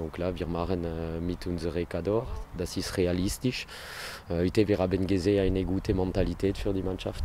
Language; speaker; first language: German; non-native, learner; French